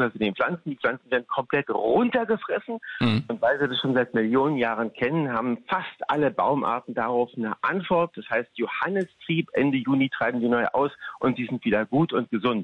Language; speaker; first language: German; native; German